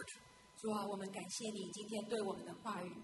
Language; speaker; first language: Chinese; native; Chinese